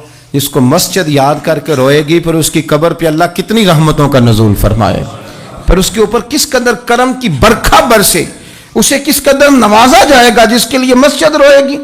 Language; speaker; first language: Urdu; native; Urdu